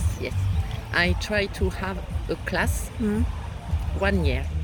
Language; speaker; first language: English; non-native, learner; French